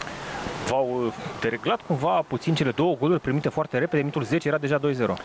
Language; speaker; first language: Romanian; native; Romanian